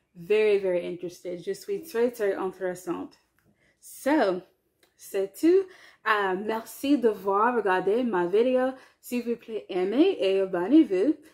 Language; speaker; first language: French; non-native, learner; English